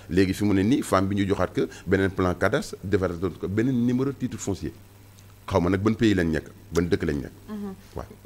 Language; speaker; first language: Wolof; native; Wolof